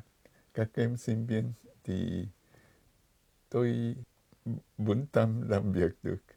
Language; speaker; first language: Vietnamese; non-native, fluent; Japanese